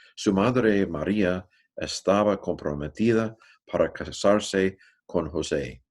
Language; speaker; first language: Spanish; non-native, learner; English